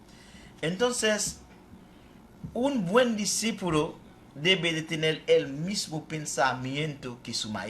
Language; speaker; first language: Spanish; non-native, fluent; Haitian Creole